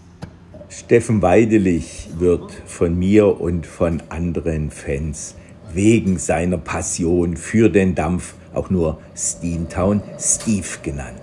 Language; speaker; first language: German; native; German